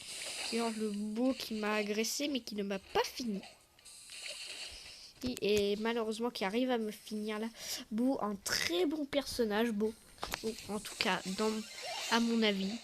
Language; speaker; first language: French; native; French